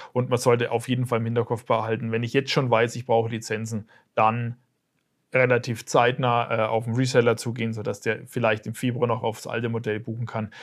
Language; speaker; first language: German; native; German